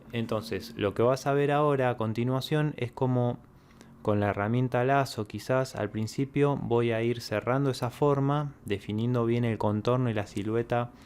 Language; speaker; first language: Spanish; native; Spanish